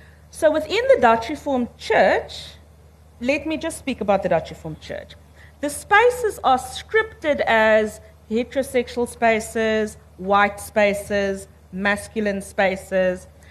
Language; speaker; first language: English; early bilingual, other home language; Afrikaans